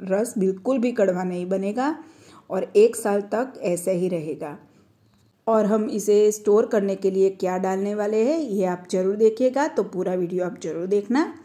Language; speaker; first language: Hindi; non-native, local second language; Gujarati